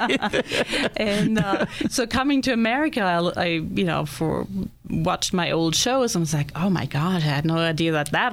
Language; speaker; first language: English; non-native, fluent; German